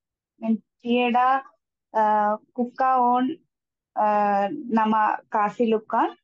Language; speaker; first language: Finnish; non-native, learner; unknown